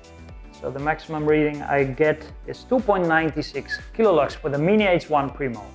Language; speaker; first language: English; non-native, fluent; Dutch